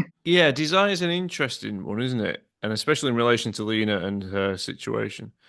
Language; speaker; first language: English; native; English